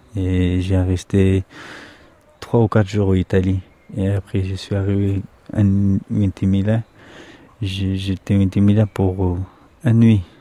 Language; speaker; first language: French; non-native, learner; Pashto